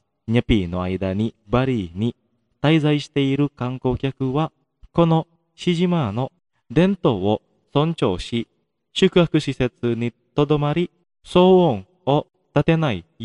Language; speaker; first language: Japanese; non-native, fluent; Indonesian